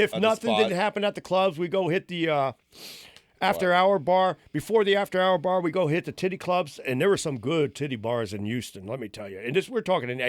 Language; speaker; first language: English; native; English